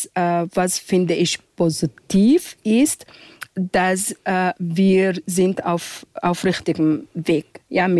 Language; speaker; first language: German; non-native, fluent; Arabic